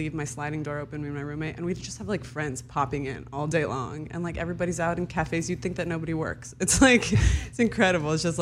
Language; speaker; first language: English; early bilingual, other home language; Hebrew